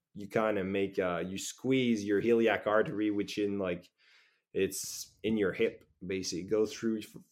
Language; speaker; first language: English; native; English